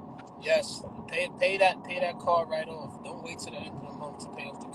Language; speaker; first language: English; native; English